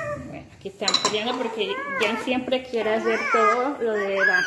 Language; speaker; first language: Spanish; native; Spanish